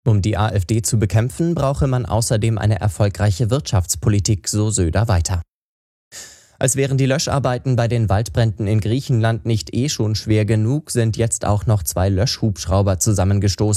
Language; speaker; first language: German; native; German